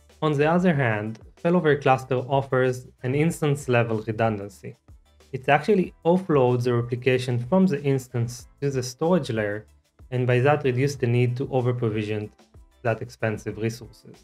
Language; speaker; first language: English; non-native, fluent; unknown